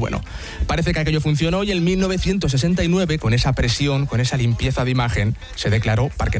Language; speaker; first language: Spanish; native; Spanish